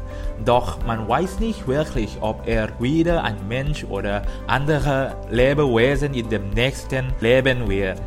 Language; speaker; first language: German; non-native, learner; Thai